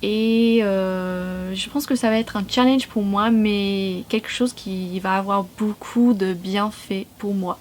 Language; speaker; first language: French; non-native, fluent; English